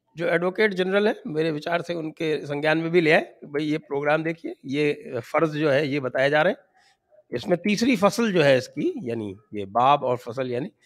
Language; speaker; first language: Hindi; native; Hindi